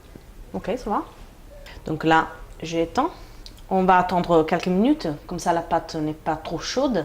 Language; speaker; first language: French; non-native, fluent; Italian